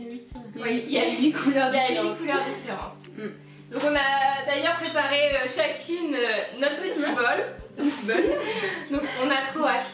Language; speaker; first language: French; native; French